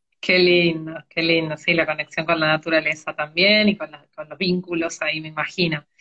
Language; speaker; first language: Spanish; native; Spanish